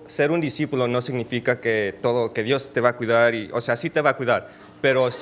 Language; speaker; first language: Spanish; early bilingual, heritage; Spanish